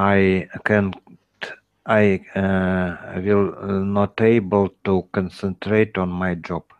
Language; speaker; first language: English; non-native, learner; Russian